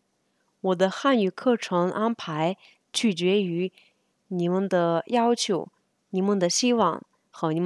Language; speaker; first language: Chinese; non-native, fluent; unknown